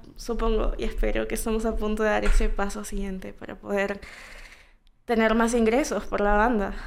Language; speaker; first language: Spanish; native; Spanish